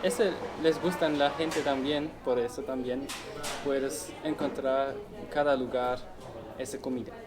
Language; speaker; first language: Spanish; non-native, learner; German